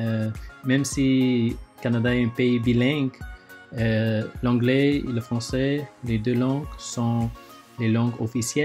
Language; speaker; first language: French; early bilingual, other home language; Chinese